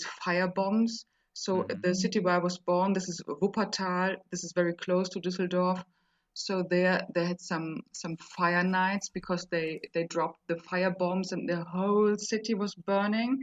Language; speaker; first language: English; non-native, fluent; German